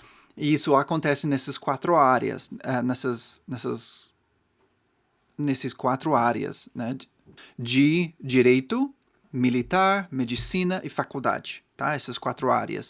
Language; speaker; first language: Portuguese; non-native, fluent; English